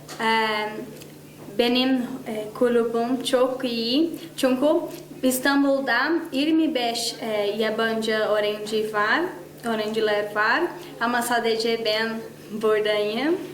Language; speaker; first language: Turkish; non-native, learner; Portuguese